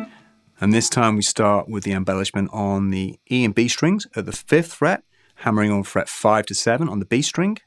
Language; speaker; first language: English; native; English